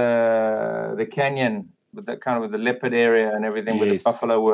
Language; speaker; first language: English; native; English